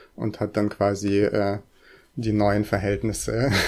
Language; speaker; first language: German; early bilingual, other home language; Russian